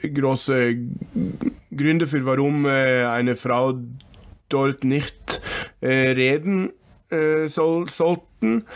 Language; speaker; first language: German; non-native, fluent; English